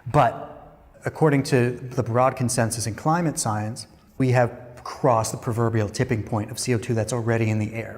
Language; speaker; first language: English; native; English